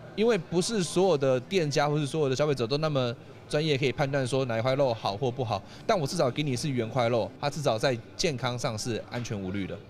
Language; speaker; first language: Chinese; native; Chinese